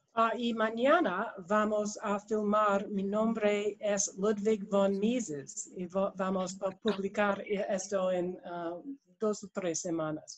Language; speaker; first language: Spanish; non-native, learner; English